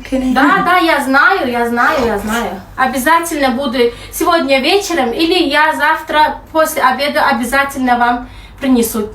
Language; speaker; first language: Russian; non-native, fluent; Turkmen